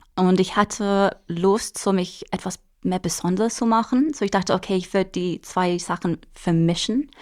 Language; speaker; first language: German; non-native, fluent; English